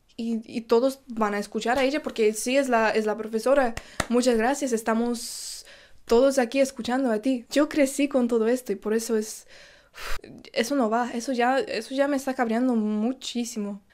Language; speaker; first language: Spanish; non-native, fluent; English